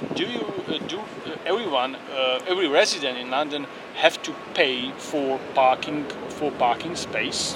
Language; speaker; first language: English; non-native, fluent; Slovak